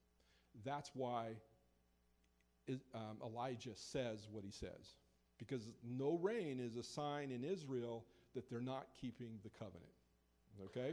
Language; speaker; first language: English; native; English